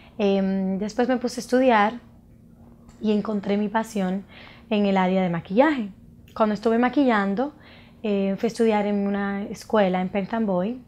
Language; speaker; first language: Spanish; native; Spanish